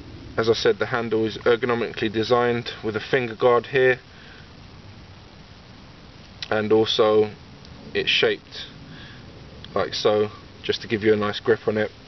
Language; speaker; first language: English; native; English